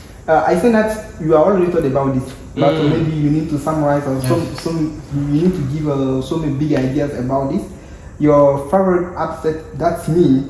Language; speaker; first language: English; non-native, learner; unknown